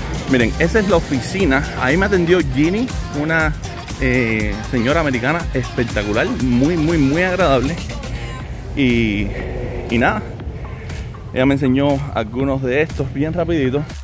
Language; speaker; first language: Spanish; native; Spanish